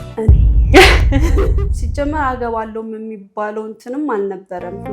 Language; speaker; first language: Amharic; native; Amharic